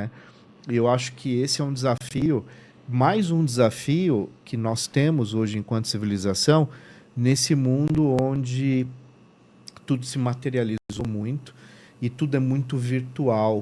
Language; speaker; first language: Portuguese; native; Portuguese